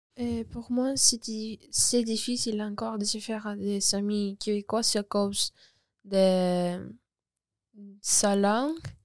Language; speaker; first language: French; non-native, learner; Spanish